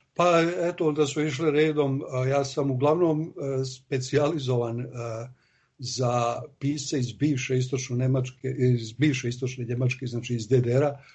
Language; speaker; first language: Serbian; native; Serbian